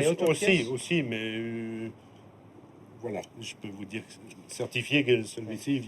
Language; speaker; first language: French; native; French